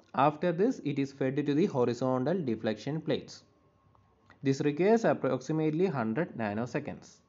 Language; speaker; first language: English; non-native, local second language; Malayalam